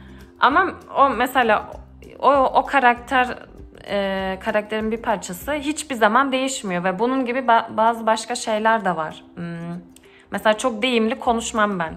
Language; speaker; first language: Turkish; early bilingual, heritage; Turkish